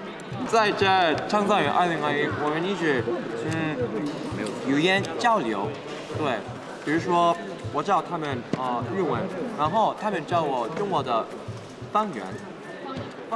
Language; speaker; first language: Chinese; non-native, learner; Japanese